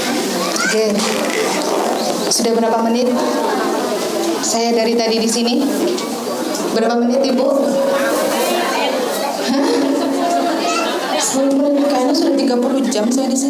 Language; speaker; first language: Indonesian; non-native, local second language; Javanese